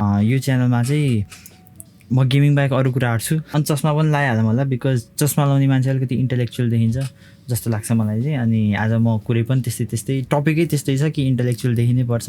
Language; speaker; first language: Nepali; native; Nepali